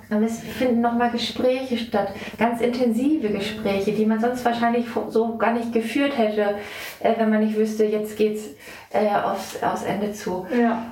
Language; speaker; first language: German; native; German